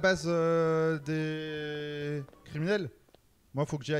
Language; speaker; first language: French; native; French